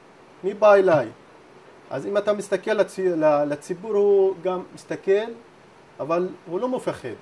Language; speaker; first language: Hebrew; non-native, local second language; Arabic